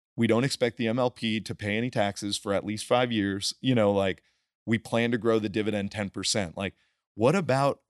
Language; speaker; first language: English; native; English